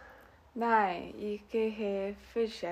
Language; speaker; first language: German; non-native, learner; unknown